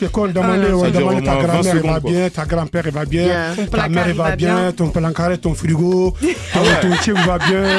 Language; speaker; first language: French; early bilingual, other home language; Soninke